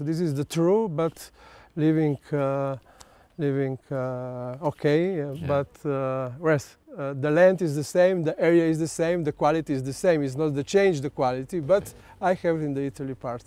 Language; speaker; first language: English; non-native, learner; Slovenian